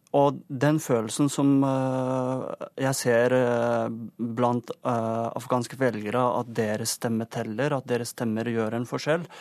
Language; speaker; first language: Norwegian; non-native, fluent; Persian